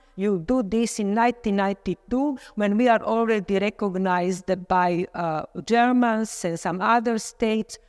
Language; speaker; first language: English; non-native, fluent; Slovenian